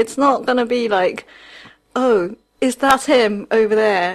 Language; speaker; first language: English; early bilingual, other home language; Japanese